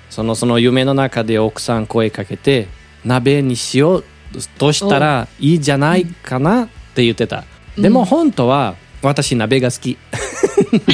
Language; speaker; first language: Japanese; non-native, learner; Portuguese